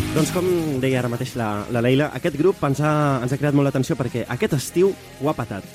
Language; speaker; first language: Catalan; early bilingual, other home language; Arabic